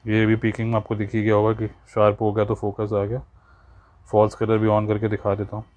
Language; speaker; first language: Hindi; native; Hindi